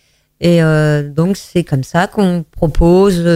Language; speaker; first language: French; native; French